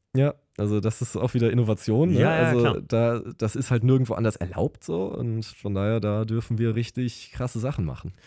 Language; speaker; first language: German; native; German